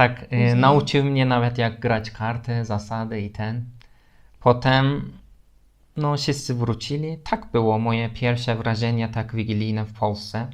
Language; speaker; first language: Polish; non-native, learner; Turkish